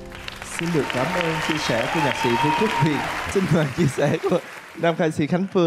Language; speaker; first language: Vietnamese; native; Vietnamese